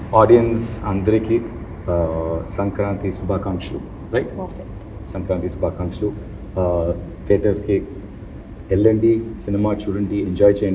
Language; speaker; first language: Telugu; non-native, learner; Tamil